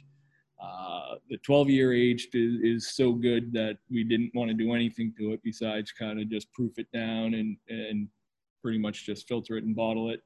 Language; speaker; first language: English; native; English